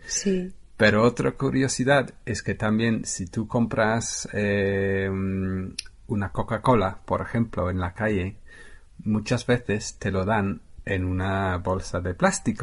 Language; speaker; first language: Spanish; non-native, fluent; English